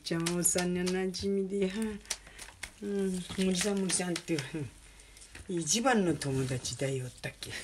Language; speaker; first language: Japanese; native; Japanese